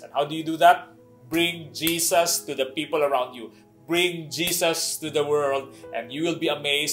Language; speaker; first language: English; non-native, local second language; Cebuano